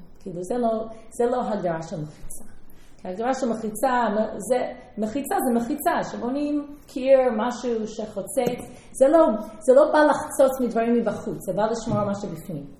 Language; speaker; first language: Hebrew; non-native, fluent; English